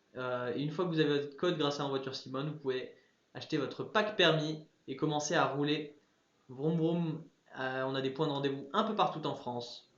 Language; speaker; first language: French; early bilingual, other home language; English